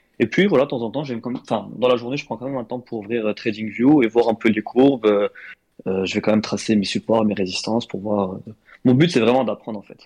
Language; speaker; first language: French; non-native, local second language; Arabic